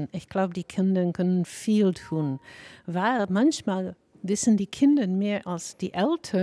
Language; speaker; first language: German; non-native, fluent; English